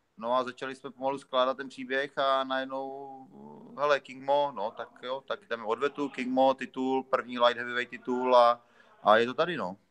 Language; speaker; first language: Czech; native; Czech